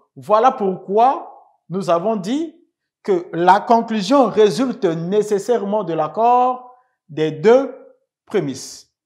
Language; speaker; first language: French; native; French